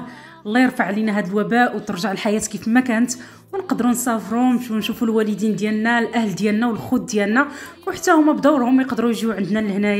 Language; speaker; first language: Arabic; native; Arabic